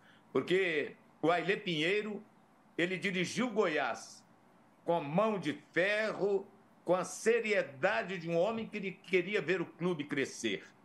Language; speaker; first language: Portuguese; native; Portuguese